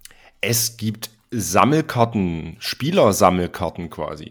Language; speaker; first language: German; native; German